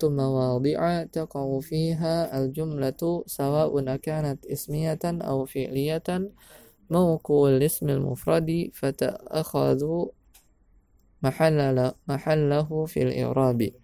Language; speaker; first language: Arabic; non-native, fluent; Indonesian